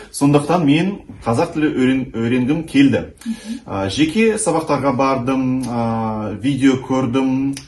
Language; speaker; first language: Kazakh; non-native, local second language; Russian